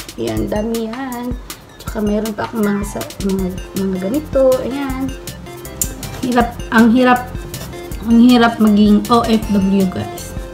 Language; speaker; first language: Filipino; non-native, local second language; Cebuano